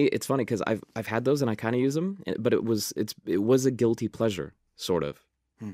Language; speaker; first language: English; native; English